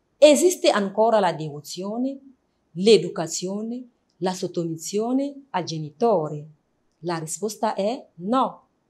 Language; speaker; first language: Italian; non-native, fluent; French